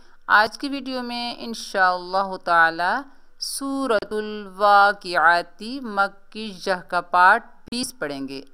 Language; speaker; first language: Urdu; native; Urdu